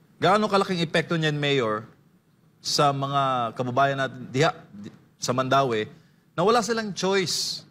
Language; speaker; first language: Filipino; native; Filipino